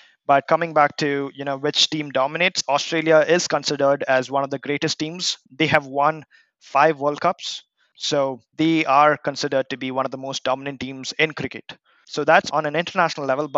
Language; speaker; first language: English; non-native, local second language; Kannada